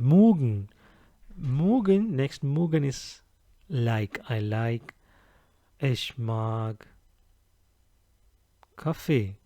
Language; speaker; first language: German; non-native, fluent; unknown